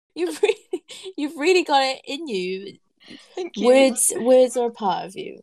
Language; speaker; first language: English; native; English